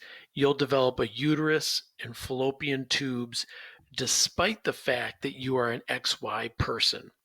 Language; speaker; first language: English; native; English